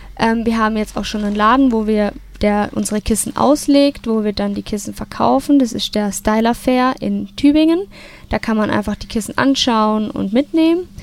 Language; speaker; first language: German; native; German